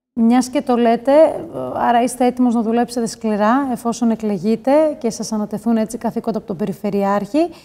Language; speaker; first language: Greek; native; Greek